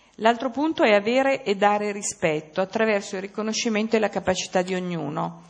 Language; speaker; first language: Italian; native; Italian